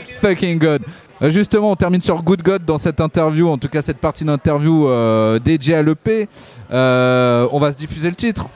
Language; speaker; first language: French; native; French